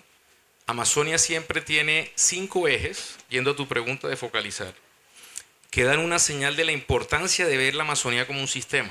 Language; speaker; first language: Spanish; native; Spanish